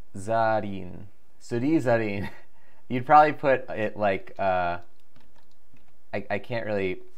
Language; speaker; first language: English; native; English